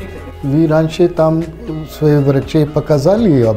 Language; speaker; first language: Russian; non-native, learner; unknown